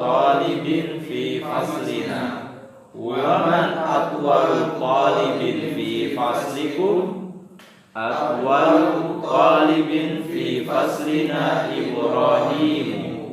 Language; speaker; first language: Arabic; non-native, learner; Indonesian